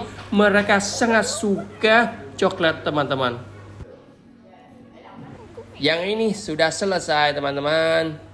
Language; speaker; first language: Indonesian; non-native, learner; Vietnamese